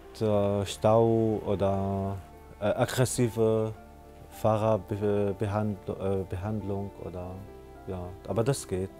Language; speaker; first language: German; non-native, learner; Arabic